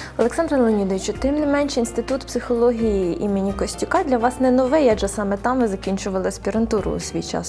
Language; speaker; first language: Ukrainian; native; Ukrainian